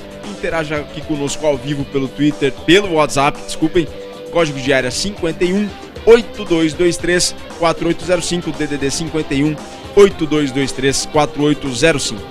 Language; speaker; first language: Portuguese; native; Portuguese